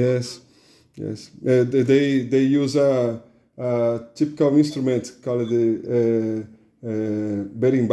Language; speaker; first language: English; non-native, learner; Portuguese